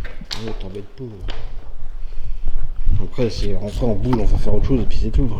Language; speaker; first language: French; native; French